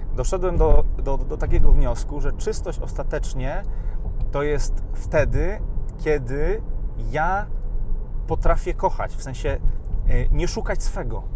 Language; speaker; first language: Polish; native; Polish